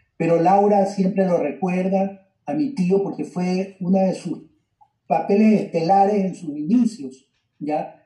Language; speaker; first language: Spanish; native; Spanish